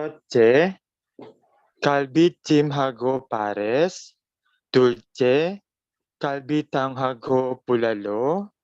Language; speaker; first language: Korean; non-native, learner; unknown